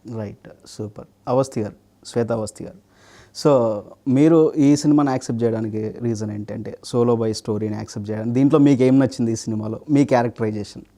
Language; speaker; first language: Telugu; native; Telugu